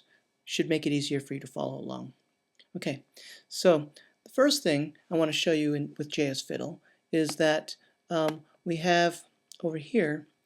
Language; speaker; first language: English; native; English